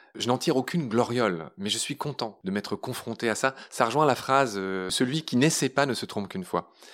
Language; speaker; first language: French; native; French